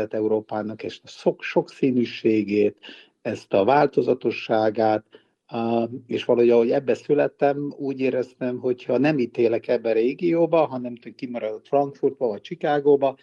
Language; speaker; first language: Hungarian; non-native, local second language; Serbian